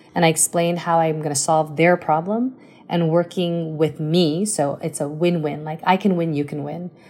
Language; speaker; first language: English; early bilingual, other home language; Chinese